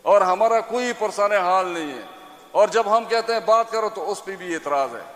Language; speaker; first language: Hindi; non-native, local second language; Pashto